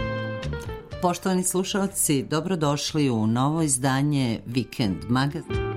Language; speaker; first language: Croatian; native; Croatian